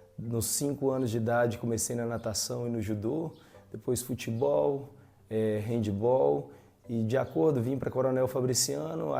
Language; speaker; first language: Portuguese; native; Portuguese